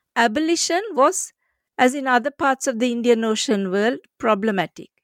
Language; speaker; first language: English; non-native, local second language; Sinhala